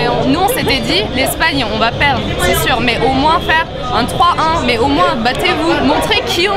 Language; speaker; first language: French; early bilingual, other home language; Turkish